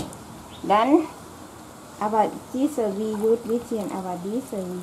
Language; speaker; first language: German; non-native, learner; Thai